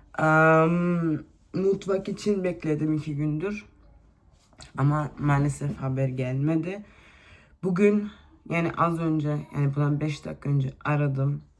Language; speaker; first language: Turkish; early bilingual, heritage; Turkish